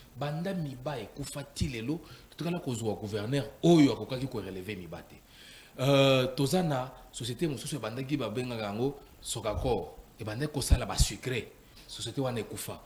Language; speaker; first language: Lingala; non-native, local second language; Luba-Lulua